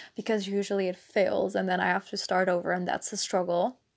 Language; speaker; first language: English; non-native, fluent; Dutch